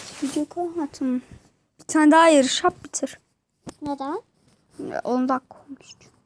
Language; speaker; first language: Turkish; native; Turkish